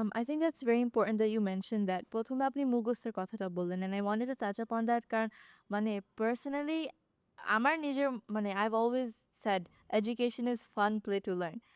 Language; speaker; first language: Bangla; early bilingual, heritage; Bangla